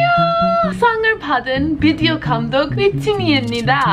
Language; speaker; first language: Korean; non-native, fluent; English